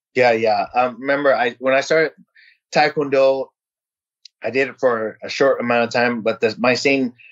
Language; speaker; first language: English; early bilingual, other home language; Vietnamese